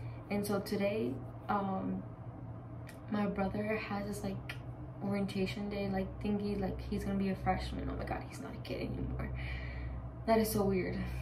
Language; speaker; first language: English; early bilingual, other home language; Spanish